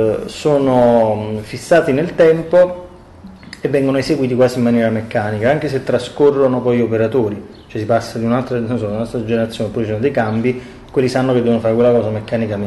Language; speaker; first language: Italian; native; Italian